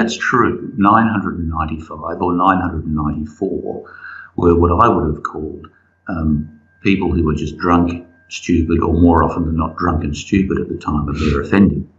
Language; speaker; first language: English; native; English